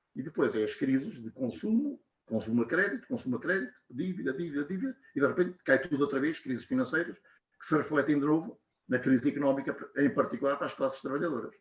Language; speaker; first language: Portuguese; native; Portuguese